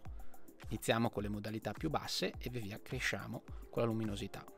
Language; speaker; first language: Italian; native; Italian